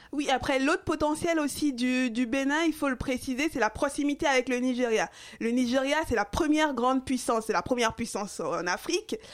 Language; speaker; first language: French; non-native, local second language; Fon